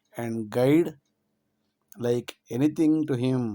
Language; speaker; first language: English; non-native, local second language; Kannada